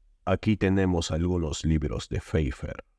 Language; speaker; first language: Spanish; native; Spanish